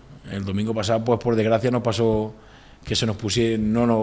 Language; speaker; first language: Spanish; native; Spanish